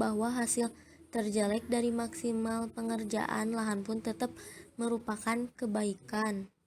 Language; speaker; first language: Indonesian; native; Indonesian